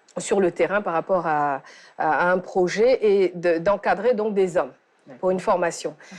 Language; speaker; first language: French; non-native, local second language; Wolof